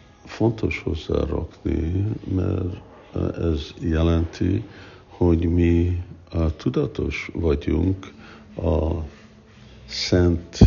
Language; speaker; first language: Hungarian; early bilingual, heritage; Hungarian